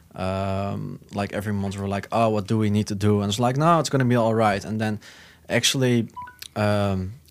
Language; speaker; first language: English; non-native, fluent; Dutch